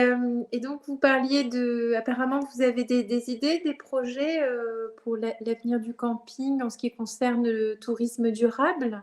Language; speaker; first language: French; native; French